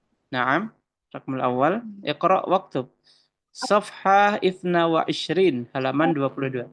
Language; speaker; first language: Arabic; non-native, fluent; Indonesian